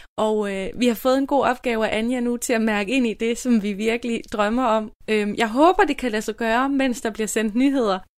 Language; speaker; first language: Danish; native; Danish